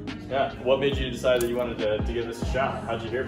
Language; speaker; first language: English; native; English